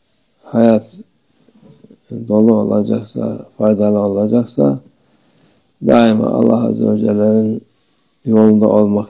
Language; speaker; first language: Turkish; native; Turkish